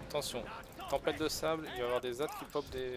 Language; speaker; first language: French; native; French